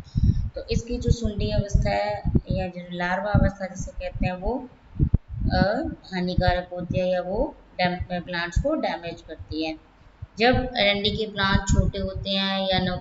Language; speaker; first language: Hindi; native; Hindi